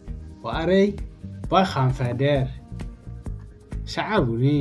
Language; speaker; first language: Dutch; non-native, learner; Tigrinya